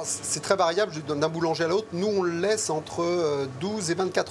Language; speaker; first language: French; native; French